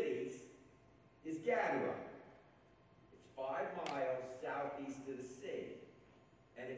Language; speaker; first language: English; native; English